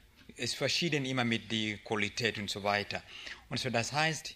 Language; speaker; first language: German; non-native, learner; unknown